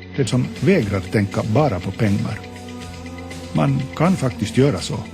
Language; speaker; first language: Swedish; native; Swedish